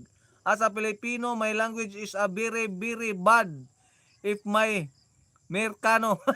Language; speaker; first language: English; non-native, learner; Cebuano